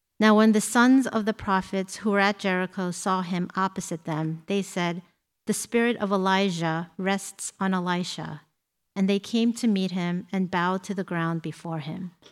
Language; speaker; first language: English; native; English